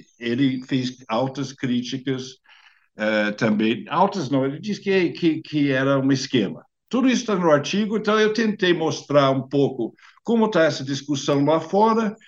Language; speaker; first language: Portuguese; non-native, fluent; English